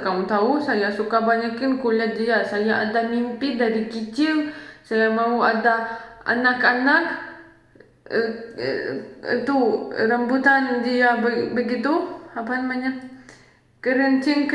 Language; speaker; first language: Indonesian; non-native, learner; Russian